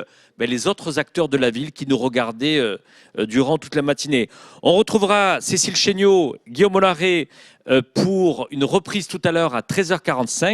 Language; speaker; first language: French; native; French